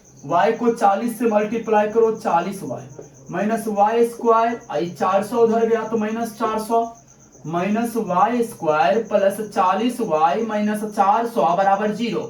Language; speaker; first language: Hindi; native; Hindi